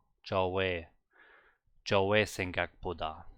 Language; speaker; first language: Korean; non-native, learner; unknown